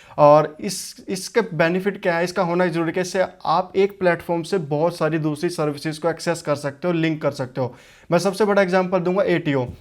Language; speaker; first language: Hindi; native; Hindi